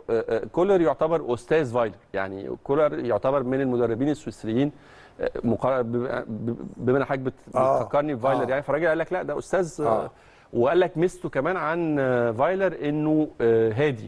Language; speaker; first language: Arabic; native; Arabic